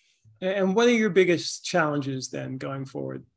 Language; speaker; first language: English; native; English